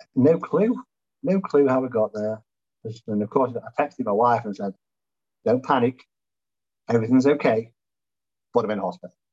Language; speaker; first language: English; native; English